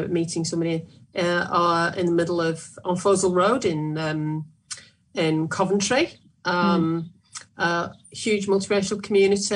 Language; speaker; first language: English; native; English